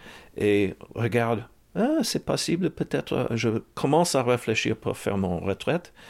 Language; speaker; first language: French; early bilingual, heritage; English